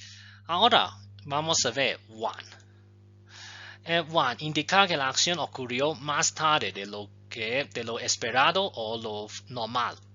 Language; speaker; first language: Spanish; non-native, fluent; Chinese